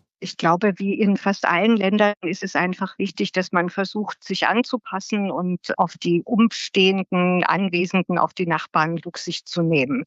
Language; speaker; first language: German; native; German